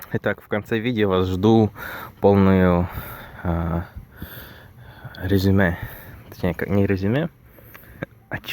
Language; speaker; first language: Russian; non-native, learner; Mongolian